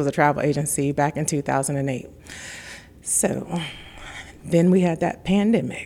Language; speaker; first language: English; native; English